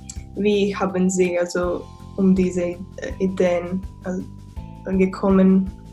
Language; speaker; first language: German; non-native, learner; English